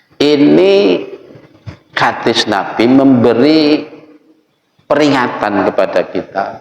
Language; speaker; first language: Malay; non-native, local second language; Javanese